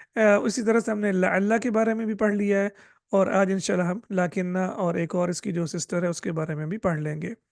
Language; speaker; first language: Urdu; native; Urdu